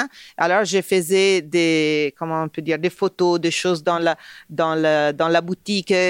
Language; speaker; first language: French; non-native, fluent; Italian